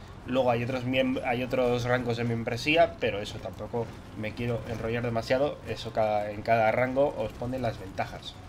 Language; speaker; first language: Spanish; native; Spanish